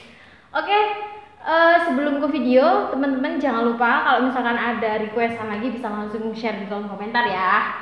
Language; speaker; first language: Indonesian; non-native, local second language; Javanese